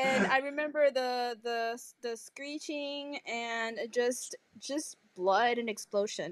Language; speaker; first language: English; non-native, fluent; Spanish